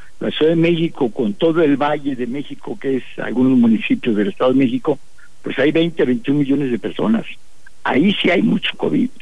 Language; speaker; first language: Spanish; native; Spanish